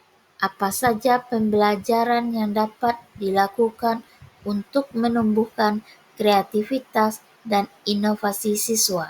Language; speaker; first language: Indonesian; native; Indonesian